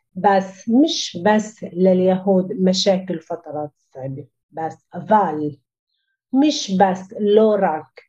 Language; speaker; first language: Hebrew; non-native, local second language; Arabic